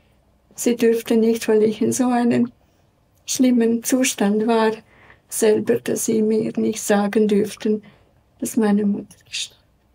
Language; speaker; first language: German; non-native, fluent; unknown